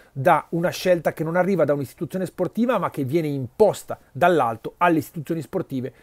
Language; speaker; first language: Italian; native; Italian